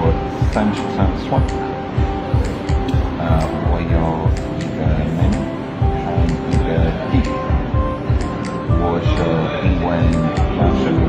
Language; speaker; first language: Chinese; non-native, learner; English